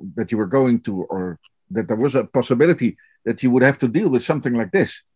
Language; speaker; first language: English; non-native, fluent; Dutch